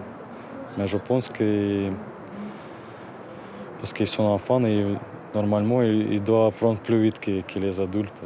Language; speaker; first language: French; non-native, learner; Ukrainian